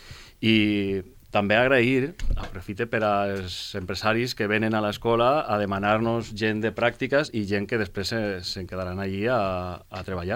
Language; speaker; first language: Catalan; non-native, local second language; Spanish